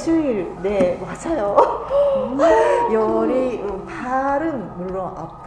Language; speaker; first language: Korean; non-native, fluent; Japanese